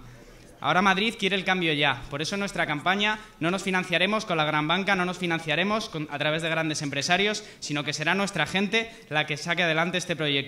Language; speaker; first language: Spanish; native; Spanish